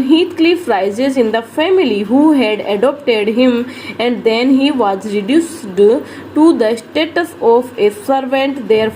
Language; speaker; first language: English; non-native, local second language; Hindi